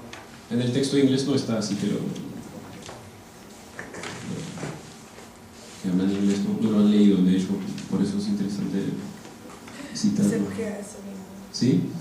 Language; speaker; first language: Spanish; non-native, fluent; French